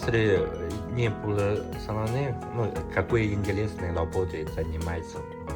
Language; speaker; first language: Russian; non-native, learner; Chinese